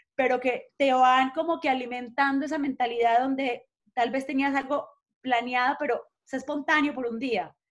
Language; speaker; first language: Spanish; native; Spanish